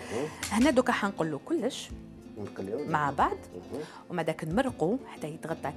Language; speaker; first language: Arabic; native; Arabic